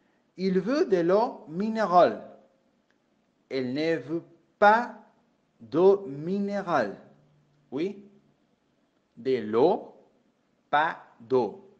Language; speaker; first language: French; non-native, fluent; Spanish